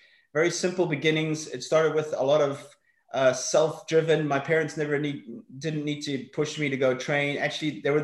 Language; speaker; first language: English; native; English